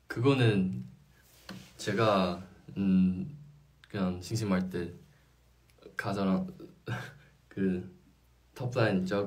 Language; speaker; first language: Korean; non-native, fluent; Chinese